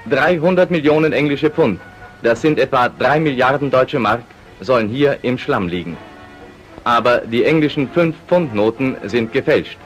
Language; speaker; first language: German; native; German